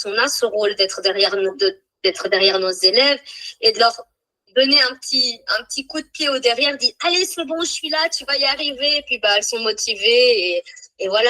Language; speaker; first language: French; native; French